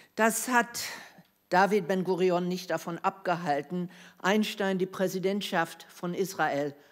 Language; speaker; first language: German; non-native, fluent; English